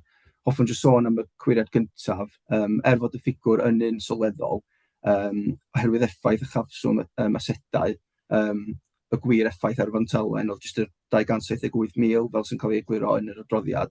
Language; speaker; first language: Welsh; native; Welsh